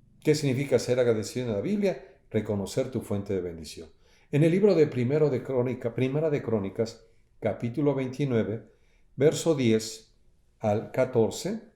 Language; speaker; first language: Spanish; native; Spanish